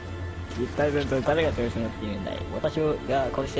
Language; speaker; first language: Japanese; native; Japanese